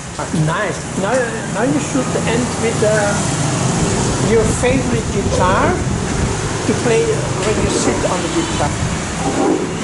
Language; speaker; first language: English; non-native, fluent; Dutch